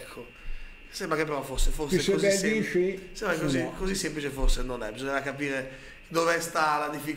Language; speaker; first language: Italian; native; Italian